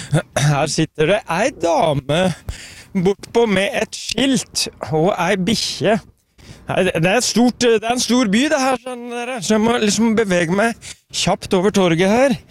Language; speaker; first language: Norwegian; native; Norwegian